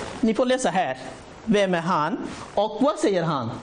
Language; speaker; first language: Swedish; non-native, learner; Rohingya